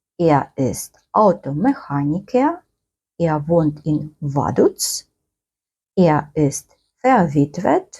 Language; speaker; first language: German; non-native, fluent; Ukrainian